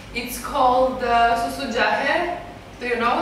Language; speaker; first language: English; non-native, fluent; Romanian